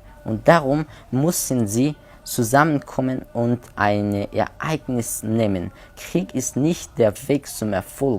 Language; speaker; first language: German; non-native, learner; Hazaragi